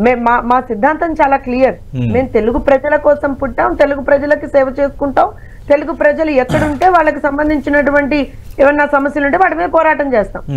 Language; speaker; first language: Telugu; native; Telugu